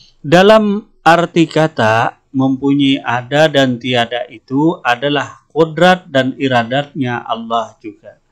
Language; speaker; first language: Indonesian; non-native, local second language; Banjar